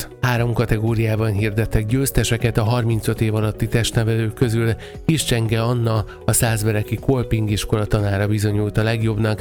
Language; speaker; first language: Hungarian; native; Hungarian